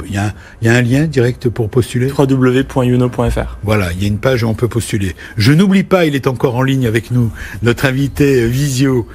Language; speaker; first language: French; native; French